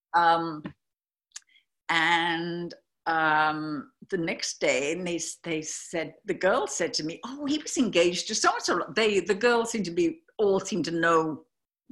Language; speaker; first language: English; native; English